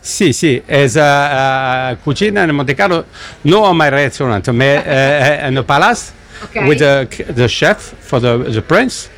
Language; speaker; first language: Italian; non-native, learner; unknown